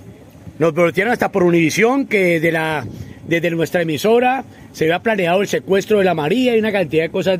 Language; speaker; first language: Spanish; native; Spanish